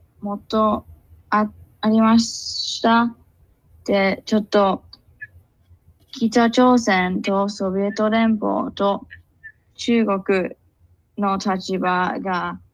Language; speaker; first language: Japanese; non-native, learner; English